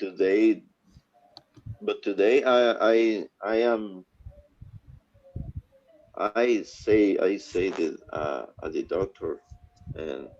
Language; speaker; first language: English; non-native, learner; Spanish